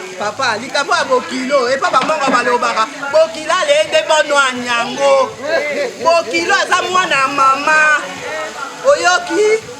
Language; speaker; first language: Lingala; non-native, local second language; Mongo